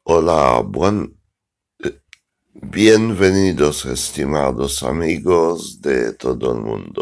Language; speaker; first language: Spanish; non-native, learner; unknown